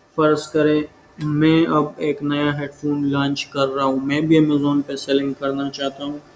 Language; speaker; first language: Urdu; non-native, local second language; Pashto